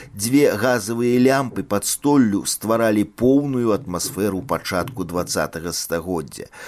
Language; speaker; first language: Belarusian; native; Belarusian